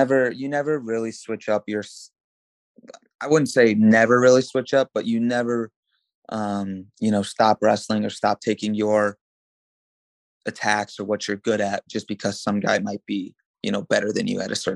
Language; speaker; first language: English; native; English